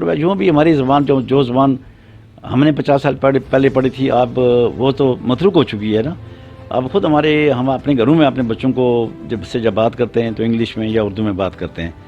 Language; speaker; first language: Urdu; non-native, local second language; Pahari-Potwari